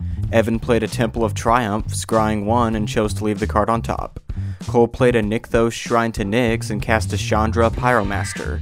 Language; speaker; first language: English; native; English